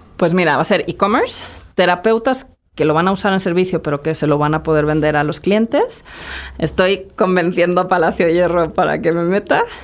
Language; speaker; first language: Spanish; early bilingual, other home language; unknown